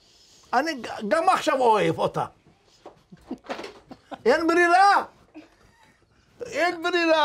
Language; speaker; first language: Hebrew; non-native, learner; Tajik